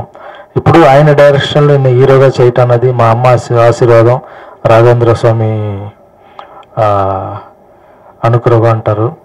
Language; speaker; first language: Telugu; non-native, local second language; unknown